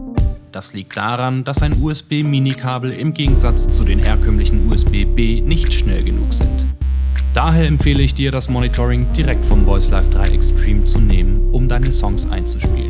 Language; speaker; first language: German; native; German